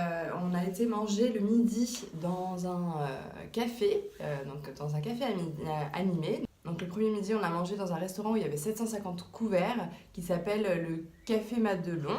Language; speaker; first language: French; native; French